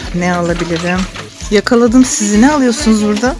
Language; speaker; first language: Turkish; native; Turkish